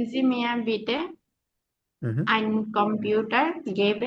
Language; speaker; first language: German; non-native, learner; Bangla